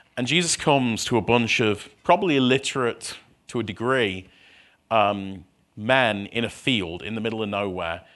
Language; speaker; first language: English; native; English